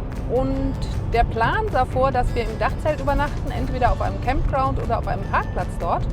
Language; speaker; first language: German; native; German